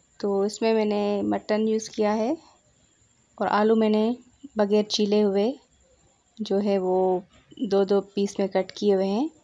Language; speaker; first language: Urdu; non-native, local second language; Sindhi